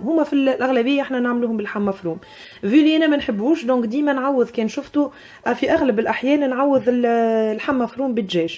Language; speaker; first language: Arabic; native; Arabic